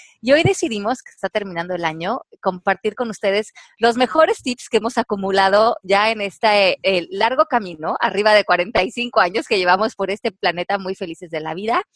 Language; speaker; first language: Spanish; native; Spanish